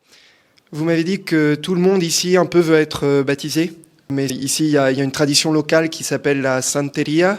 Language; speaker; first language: French; native; French